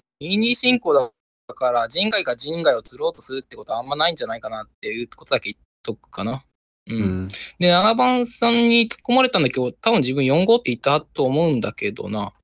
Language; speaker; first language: Japanese; native; Japanese